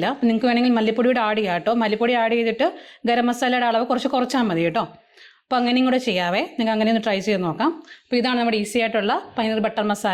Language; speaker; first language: Malayalam; native; Malayalam